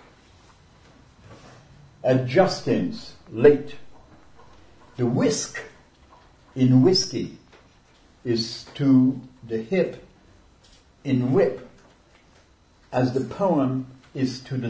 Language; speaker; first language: English; non-native, fluent; Luxembourgish